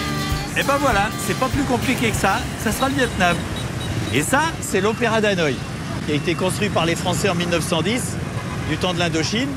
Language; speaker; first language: French; native; French